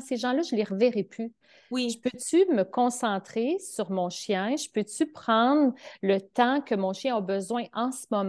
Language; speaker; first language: French; native; French